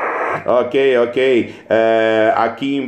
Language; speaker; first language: Portuguese; native; Portuguese